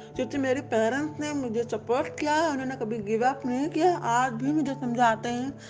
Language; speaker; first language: Hindi; native; Hindi